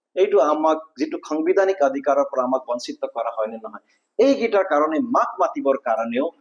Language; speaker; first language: Assamese; non-native, local second language; Nepali